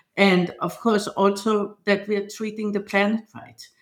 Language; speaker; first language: English; non-native, fluent; Danish